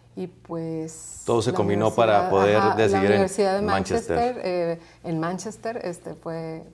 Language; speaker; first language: Spanish; native; Spanish